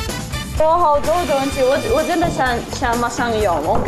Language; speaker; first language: Chinese; non-native, fluent; Russian